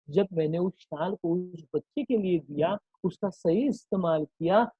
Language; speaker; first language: Hindi; non-native, local second language; Marathi